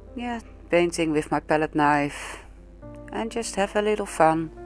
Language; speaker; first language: English; non-native, fluent; Dutch